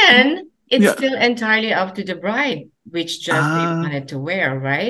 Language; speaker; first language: English; non-native, local second language; Filipino